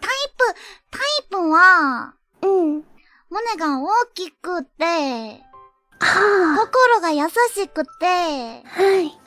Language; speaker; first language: Japanese; non-native, learner; Korean